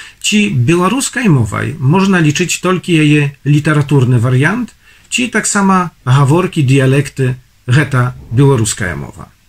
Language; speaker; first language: Belarusian; native; Belarusian